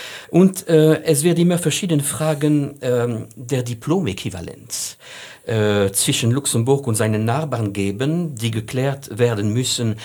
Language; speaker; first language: German; non-native, fluent; French